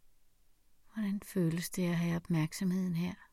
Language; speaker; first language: Danish; native; Danish